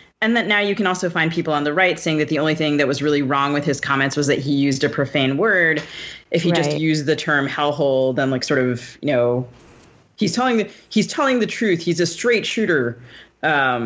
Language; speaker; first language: English; native; English